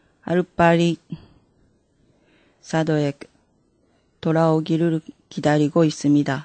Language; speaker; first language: Korean; non-native, fluent; Japanese